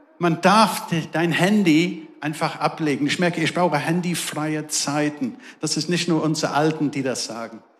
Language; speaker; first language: German; non-native, fluent; English